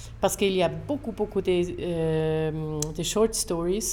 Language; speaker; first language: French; non-native, local second language; German